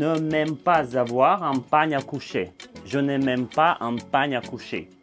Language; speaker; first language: French; non-native, fluent; Russian